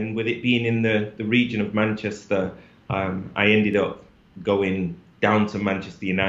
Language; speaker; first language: English; native; English